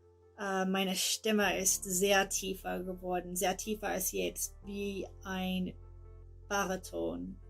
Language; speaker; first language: German; non-native, learner; English